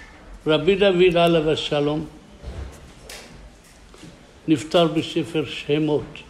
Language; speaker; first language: Hebrew; non-native, fluent; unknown